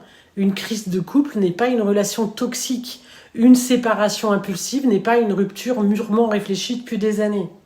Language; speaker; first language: French; native; French